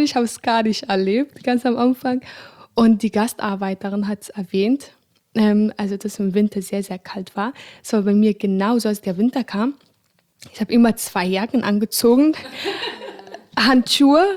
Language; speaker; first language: German; non-native, fluent; Arabic